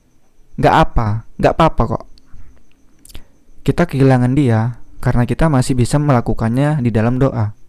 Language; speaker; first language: Indonesian; native; Indonesian